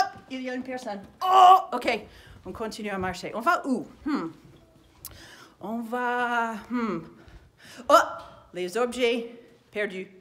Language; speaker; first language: French; non-native, fluent; English